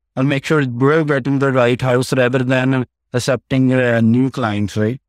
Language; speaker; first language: English; non-native, local second language; Punjabi